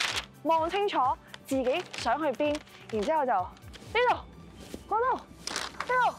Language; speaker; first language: Cantonese; native; Cantonese